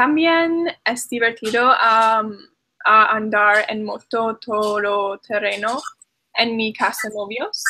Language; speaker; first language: Spanish; non-native, learner; English